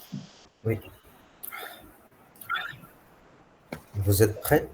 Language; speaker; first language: French; non-native, fluent; Hindi